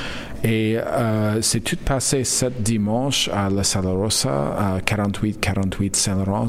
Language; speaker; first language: French; non-native, learner; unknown